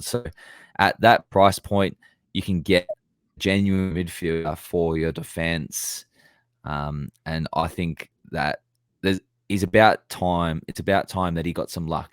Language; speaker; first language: English; native; English